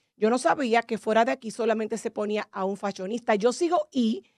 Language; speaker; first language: Spanish; native; Spanish